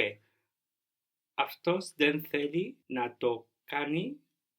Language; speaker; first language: Greek; non-native, learner; English